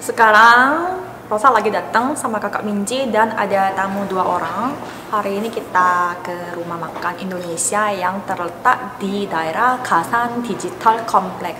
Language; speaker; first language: Indonesian; non-native, fluent; Korean